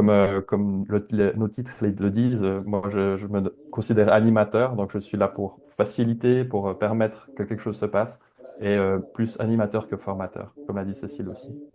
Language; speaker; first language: French; native; French